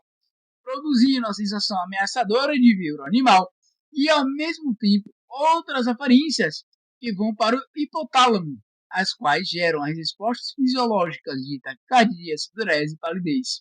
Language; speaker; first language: Portuguese; native; Portuguese